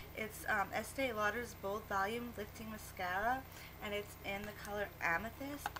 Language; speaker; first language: English; native; English